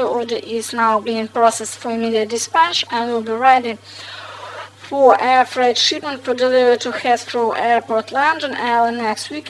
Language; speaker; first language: English; non-native, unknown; Russian